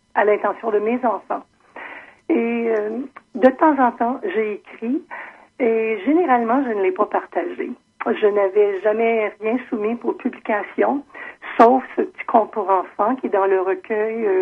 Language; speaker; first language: French; native; French